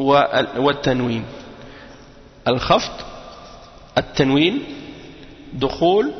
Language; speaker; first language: Arabic; non-native, fluent; French